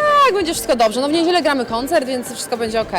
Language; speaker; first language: Polish; native; Polish